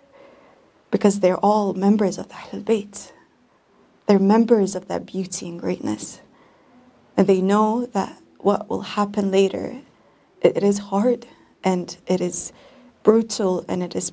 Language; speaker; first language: English; non-native, fluent; Bosnian